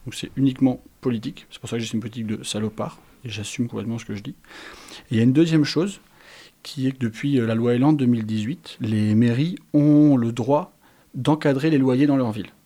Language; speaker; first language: French; native; French